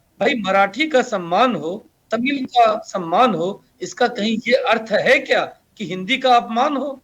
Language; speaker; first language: Hindi; native; Hindi